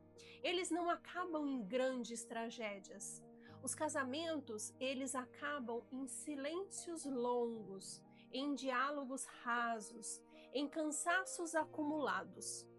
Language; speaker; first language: Portuguese; native; Portuguese